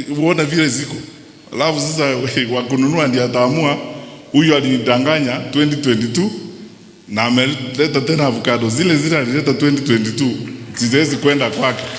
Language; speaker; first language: Swahili; non-native, local second language; Gusii